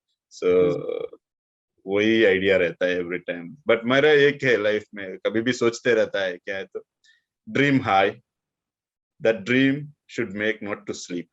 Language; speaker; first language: Hindi; non-native, local second language; Telugu